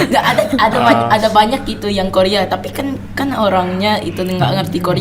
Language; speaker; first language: Indonesian; non-native, local second language; English